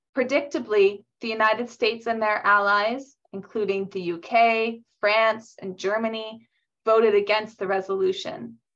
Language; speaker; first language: English; native; English